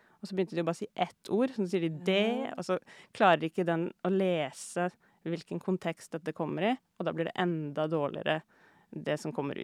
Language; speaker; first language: Norwegian; native; Norwegian